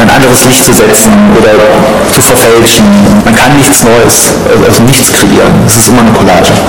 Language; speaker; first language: German; native; German